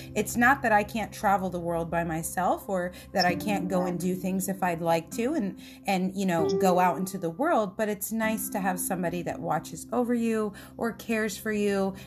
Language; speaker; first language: English; early bilingual, other home language; Italian